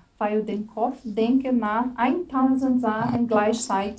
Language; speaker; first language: German; non-native, fluent; Portuguese